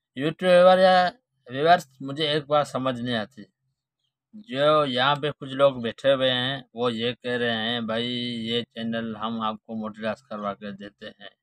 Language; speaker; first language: Urdu; non-native, local second language; Sindhi